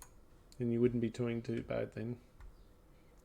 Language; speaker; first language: English; native; English